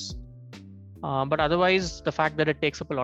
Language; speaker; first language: English; non-native, local second language; Tamil